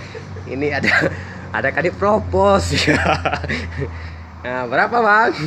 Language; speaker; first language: Indonesian; native; Indonesian